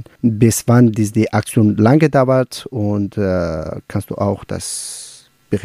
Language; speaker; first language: German; non-native, learner; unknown